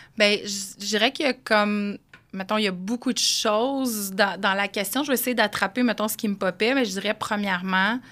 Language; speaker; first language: French; native; French